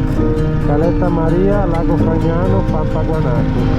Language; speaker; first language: Spanish; non-native, learner; Italian